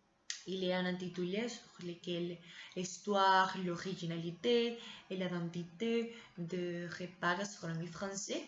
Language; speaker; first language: French; non-native, learner; Spanish